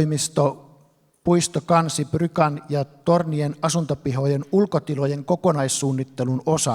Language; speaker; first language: Finnish; native; Finnish